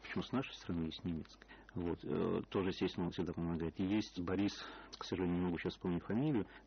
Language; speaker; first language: Russian; native; Russian